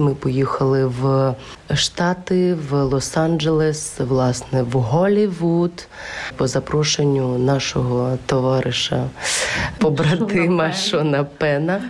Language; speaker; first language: Ukrainian; native; Ukrainian